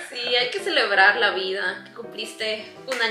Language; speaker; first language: Spanish; native; Spanish